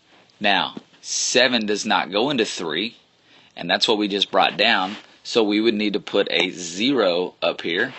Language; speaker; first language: English; native; English